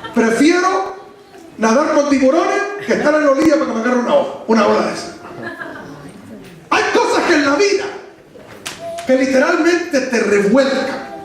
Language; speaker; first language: Spanish; native; Spanish